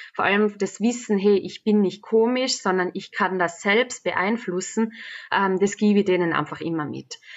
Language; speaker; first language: German; native; German